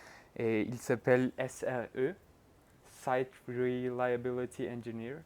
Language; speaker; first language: French; non-native, fluent; Norwegian